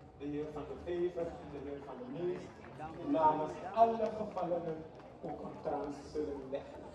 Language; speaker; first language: Dutch; native; Dutch